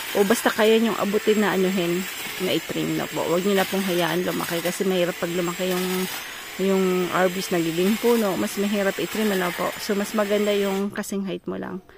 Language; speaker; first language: Filipino; native; Filipino